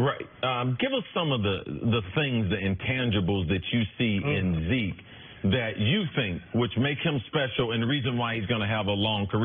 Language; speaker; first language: English; native; English